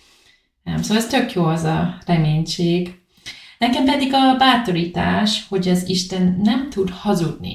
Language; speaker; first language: Hungarian; non-native, learner; English